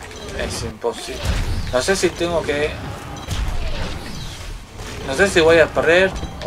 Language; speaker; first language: Spanish; native; Spanish